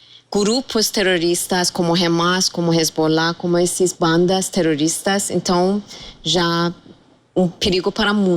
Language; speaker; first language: Portuguese; non-native, fluent; Persian